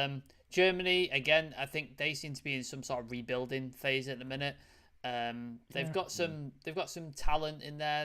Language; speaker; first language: English; native; English